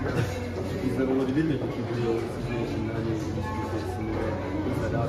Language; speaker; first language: Turkish; native; Turkish